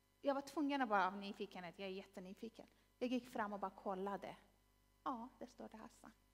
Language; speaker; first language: Swedish; non-native, fluent; Persian